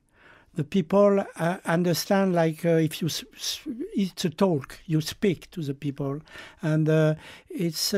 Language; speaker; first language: English; non-native, fluent; French